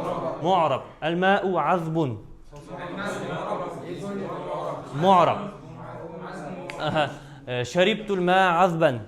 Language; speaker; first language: Arabic; non-native, fluent; Kazakh